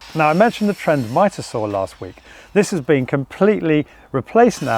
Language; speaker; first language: English; native; English